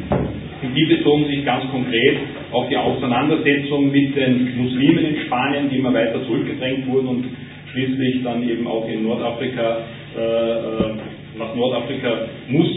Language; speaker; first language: German; native; German